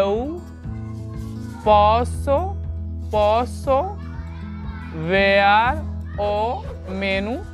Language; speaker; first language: Portuguese; non-native, learner; Hindi